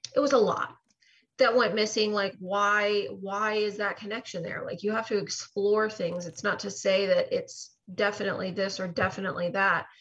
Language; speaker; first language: English; native; English